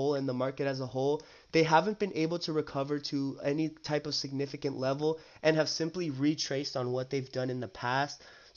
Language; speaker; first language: English; native; English